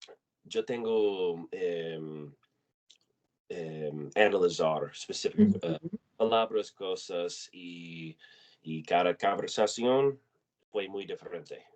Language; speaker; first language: Spanish; non-native, learner; English